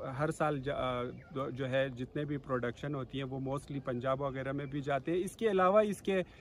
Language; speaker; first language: Urdu; non-native, local second language; Balti